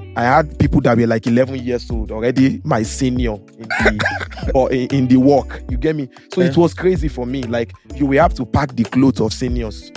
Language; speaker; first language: English; non-native, local second language; Yoruba